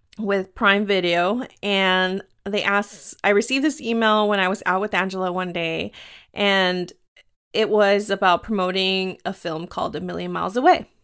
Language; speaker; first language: English; early bilingual, other home language; Spanish